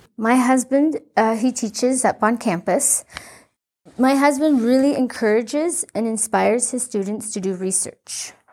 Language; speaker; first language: English; early bilingual, other home language; Spanish